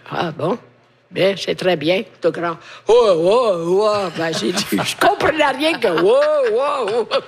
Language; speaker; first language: French; non-native, fluent; Italian